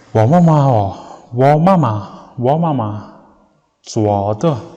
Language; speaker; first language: Chinese; non-native, fluent; Mongolian